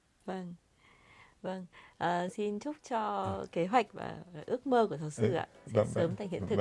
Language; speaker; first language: Vietnamese; native; Vietnamese